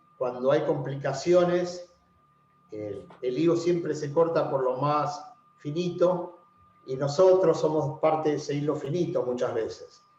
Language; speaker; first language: Spanish; native; Spanish